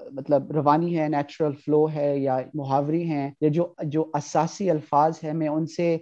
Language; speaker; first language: Urdu; early bilingual, heritage; Urdu